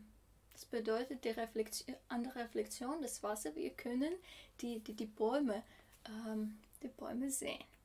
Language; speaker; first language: German; non-native, fluent; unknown